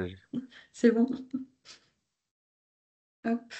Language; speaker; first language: French; native; French